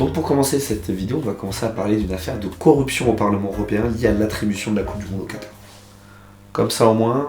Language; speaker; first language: French; native; French